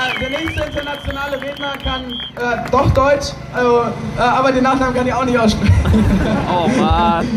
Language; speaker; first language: German; native; German